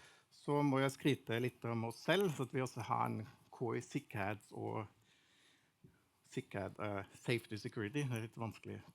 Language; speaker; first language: Norwegian; non-native, fluent; German